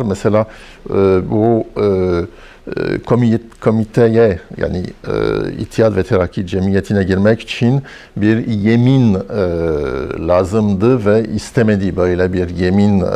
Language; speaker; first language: Turkish; non-native, fluent; French